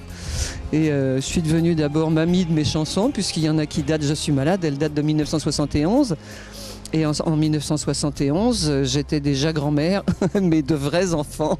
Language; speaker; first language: French; native; French